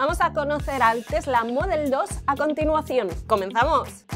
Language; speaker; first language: Spanish; native; Spanish